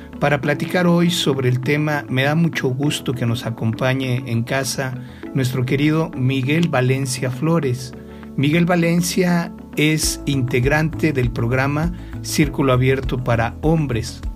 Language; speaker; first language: Spanish; native; Spanish